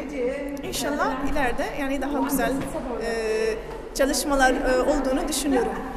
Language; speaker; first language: Turkish; non-native, local second language; Arabic